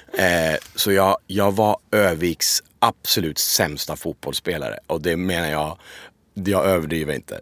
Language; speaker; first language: Swedish; early bilingual, other home language; Persian